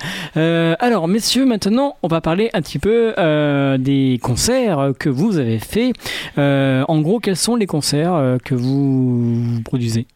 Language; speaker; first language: French; native; French